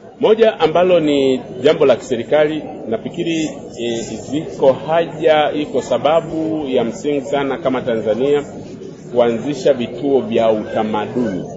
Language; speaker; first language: Swahili; native; Swahili